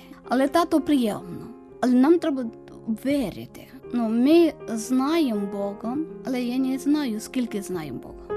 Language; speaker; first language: Ukrainian; non-native, learner; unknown